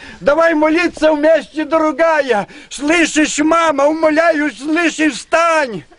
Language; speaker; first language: Russian; non-native, local second language; Ukrainian